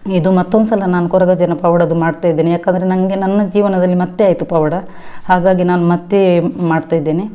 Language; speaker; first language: Kannada; non-native, local second language; Tulu